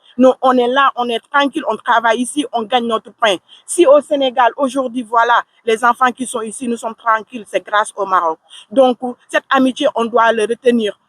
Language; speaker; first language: French; non-native, local second language; Wolof